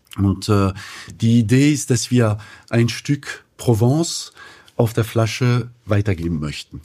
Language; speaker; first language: German; non-native, fluent; French